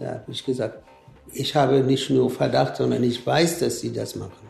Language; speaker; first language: German; non-native, fluent; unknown